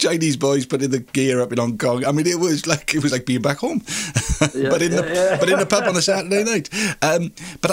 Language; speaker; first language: English; non-native, local second language; Welsh